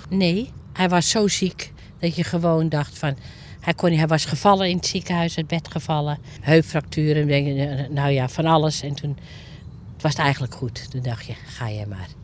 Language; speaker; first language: Dutch; native; Dutch